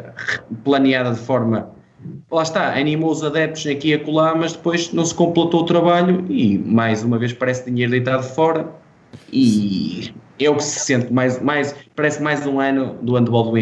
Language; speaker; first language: Portuguese; native; Portuguese